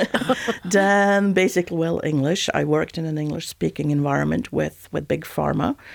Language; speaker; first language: English; non-native, fluent; Swedish